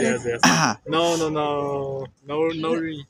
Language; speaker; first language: English; non-native, learner; Chinese